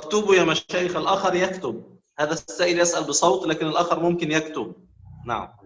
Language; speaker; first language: Arabic; native; Arabic